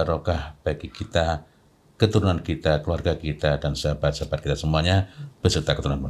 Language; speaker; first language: Indonesian; native; Indonesian